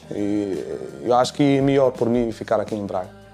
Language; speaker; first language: Portuguese; non-native, learner; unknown